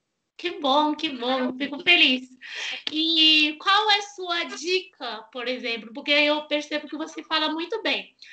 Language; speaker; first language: Portuguese; non-native, fluent; Chinese